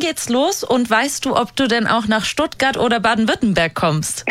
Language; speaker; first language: German; native; German